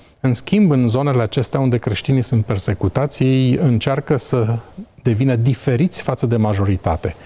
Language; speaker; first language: Romanian; native; Romanian